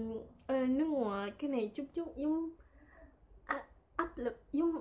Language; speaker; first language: Vietnamese; non-native, learner; French